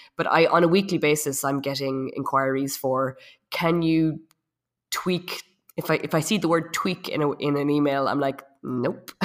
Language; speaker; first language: English; native; English